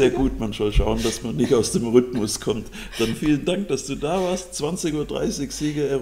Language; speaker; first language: German; native; German